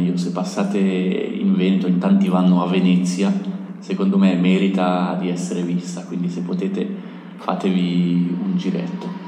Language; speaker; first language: Italian; native; Italian